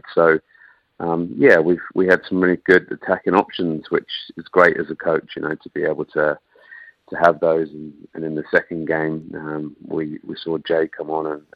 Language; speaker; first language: English; native; English